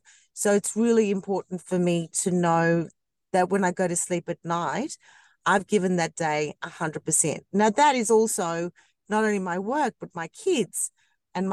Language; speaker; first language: English; native; English